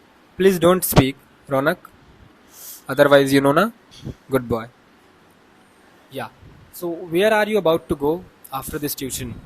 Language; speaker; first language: English; non-native, fluent; Hindi